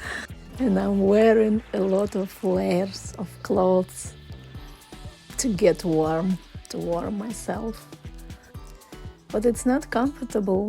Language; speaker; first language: English; non-native, fluent; Russian